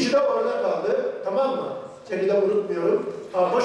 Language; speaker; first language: Turkish; native; Turkish